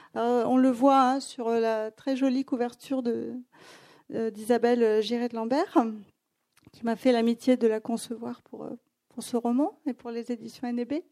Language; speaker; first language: French; non-native, fluent; Greek